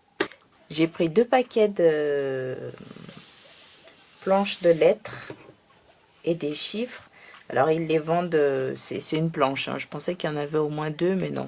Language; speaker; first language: French; native; French